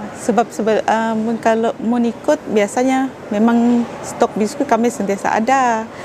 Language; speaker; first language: Malay; non-native, local second language; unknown